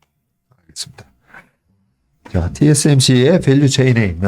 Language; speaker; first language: Korean; native; Korean